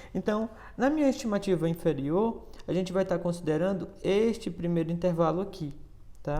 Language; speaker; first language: Portuguese; native; Portuguese